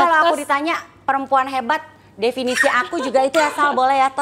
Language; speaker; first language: Indonesian; native; Indonesian